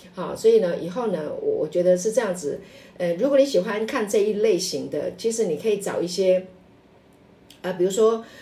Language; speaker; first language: Chinese; non-native, local second language; Min Nan Chinese